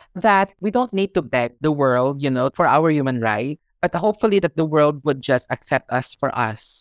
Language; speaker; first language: English; non-native, local second language; Filipino